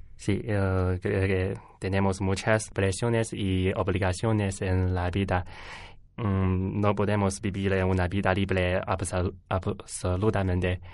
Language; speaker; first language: Spanish; non-native, learner; Chinese